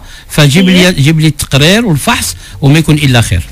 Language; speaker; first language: Arabic; native; Arabic